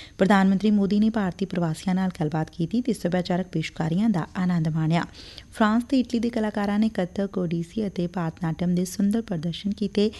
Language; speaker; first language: Punjabi; native; Punjabi